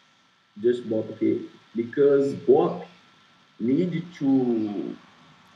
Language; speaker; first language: English; non-native, learner; Portuguese